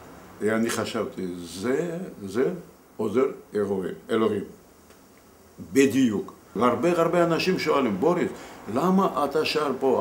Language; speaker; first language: Hebrew; non-native, learner; Russian